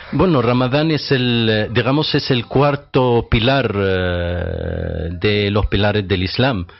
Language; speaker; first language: Spanish; non-native, fluent; Arabic